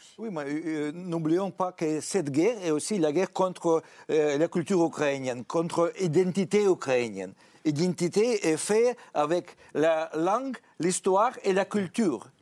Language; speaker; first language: French; non-native, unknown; Russian